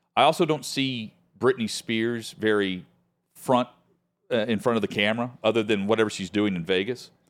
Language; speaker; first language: English; native; English